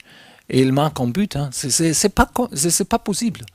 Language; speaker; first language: French; non-native, fluent; German